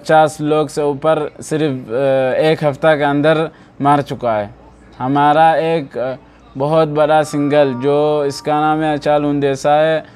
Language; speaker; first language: Hindi; non-native, fluent; Oromo